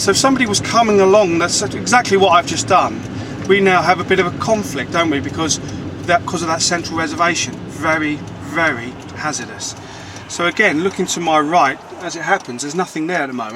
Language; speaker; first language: English; native; English